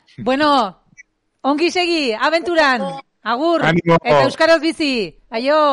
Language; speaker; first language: Basque; native; Basque